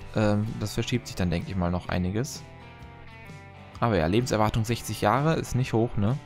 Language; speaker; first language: German; native; German